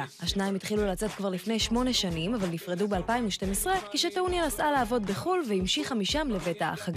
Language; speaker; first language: Hebrew; native; Hebrew